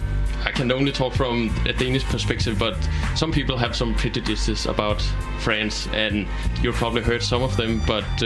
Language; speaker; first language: English; non-native, fluent; Danish